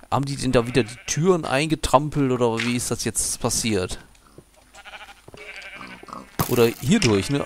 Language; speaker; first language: German; native; German